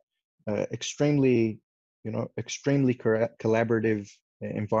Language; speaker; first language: English; native; English